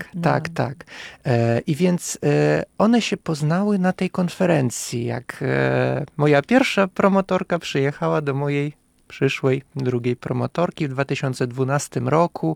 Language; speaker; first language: Polish; non-native, fluent; Russian